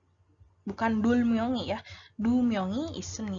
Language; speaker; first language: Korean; non-native, fluent; Indonesian